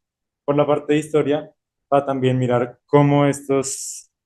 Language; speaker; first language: Spanish; native; Spanish